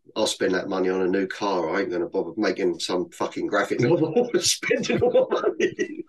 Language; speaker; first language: English; native; English